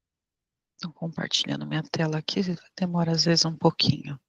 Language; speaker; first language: Portuguese; native; Portuguese